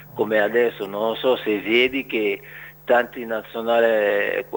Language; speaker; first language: Italian; non-native, fluent; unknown